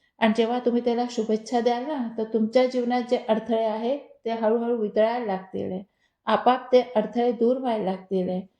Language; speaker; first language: Marathi; non-native, local second language; Hindi